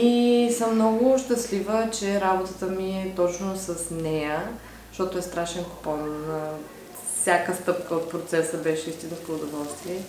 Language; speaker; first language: Bulgarian; native; Bulgarian